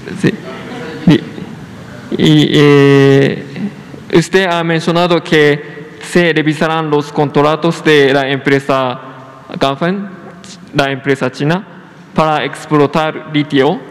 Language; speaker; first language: Spanish; non-native, fluent; Japanese